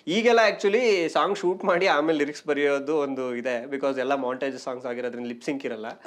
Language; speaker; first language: Kannada; native; Kannada